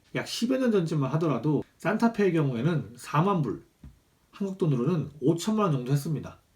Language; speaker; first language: Korean; native; Korean